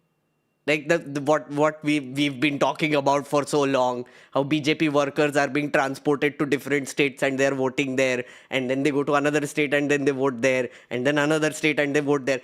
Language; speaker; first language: English; non-native, local second language; Hindi